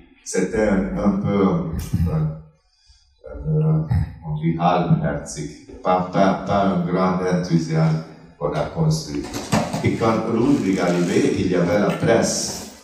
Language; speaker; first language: French; non-native, fluent; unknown